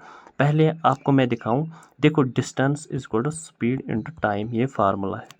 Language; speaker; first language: Hindi; non-native, local second language; Kashmiri